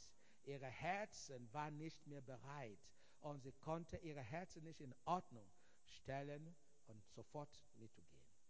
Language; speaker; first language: German; non-native, fluent; Igbo